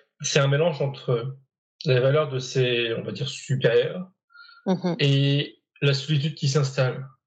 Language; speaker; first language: French; native; French